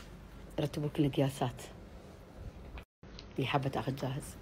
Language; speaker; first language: Arabic; native; Arabic